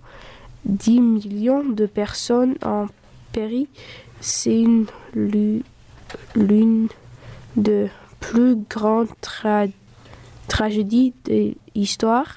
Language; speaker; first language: French; early bilingual, other home language; Dutch